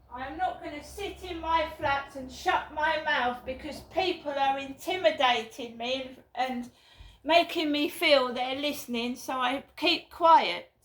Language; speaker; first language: English; native; English